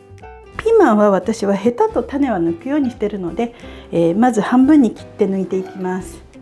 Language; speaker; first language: Japanese; native; Japanese